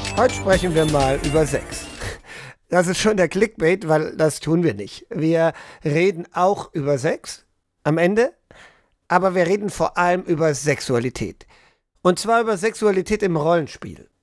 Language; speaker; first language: German; native; German